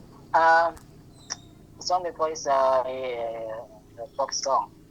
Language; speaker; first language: English; non-native, learner; Indonesian